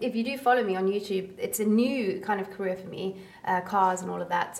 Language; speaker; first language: English; native; English